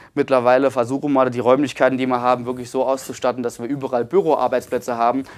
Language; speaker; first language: German; native; German